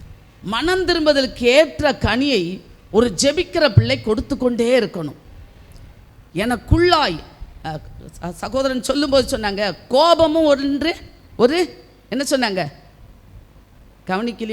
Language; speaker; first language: Tamil; native; Tamil